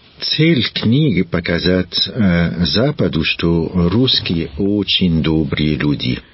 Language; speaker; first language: Russian; non-native, learner; French